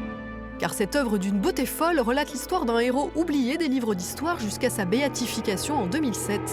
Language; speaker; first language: French; native; French